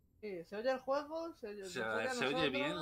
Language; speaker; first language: Spanish; native; Spanish